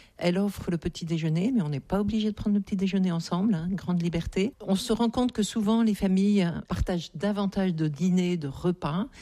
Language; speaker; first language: French; native; French